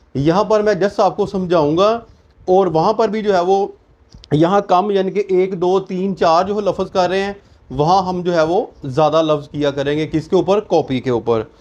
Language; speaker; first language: Urdu; native; Urdu